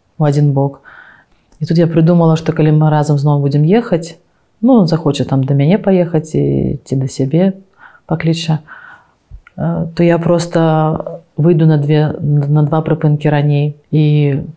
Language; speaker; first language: Belarusian; non-native, local second language; Russian